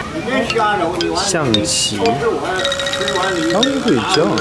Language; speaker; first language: Korean; non-native, fluent; Chinese